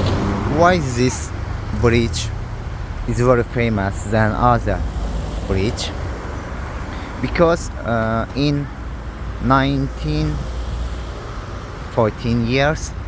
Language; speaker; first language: English; non-native, learner; Azerbaijani